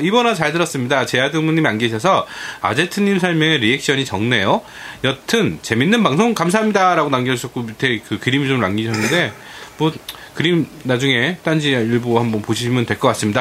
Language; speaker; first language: Korean; native; Korean